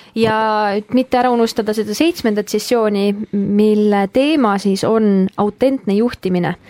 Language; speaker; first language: Estonian; early bilingual, heritage; Estonian